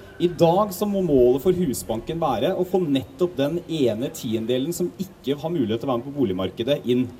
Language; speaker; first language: Norwegian; native; Norwegian